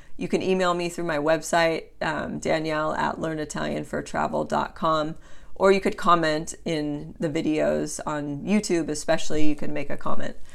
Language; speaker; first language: English; native; English